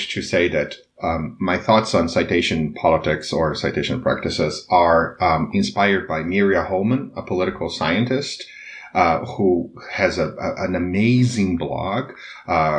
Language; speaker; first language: English; non-native, fluent; Portuguese